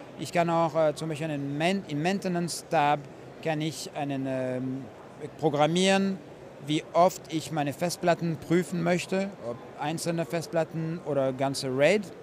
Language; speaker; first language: German; non-native, fluent; French